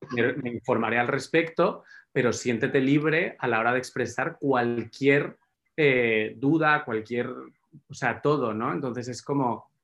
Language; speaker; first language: Spanish; native; Spanish